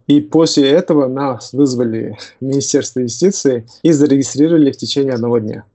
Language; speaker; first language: Russian; non-native, local second language; Tajik